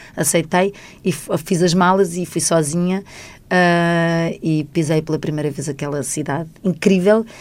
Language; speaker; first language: Portuguese; native; Portuguese